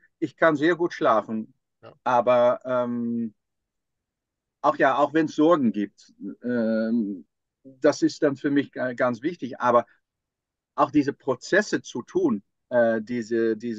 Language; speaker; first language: German; non-native, fluent; Dutch